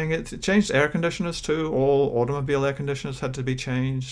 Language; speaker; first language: English; native; English